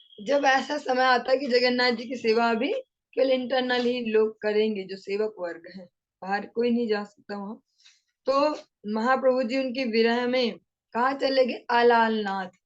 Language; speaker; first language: Hindi; non-native, local second language; Bangla